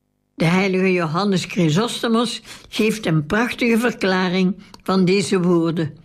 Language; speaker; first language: Dutch; native; Dutch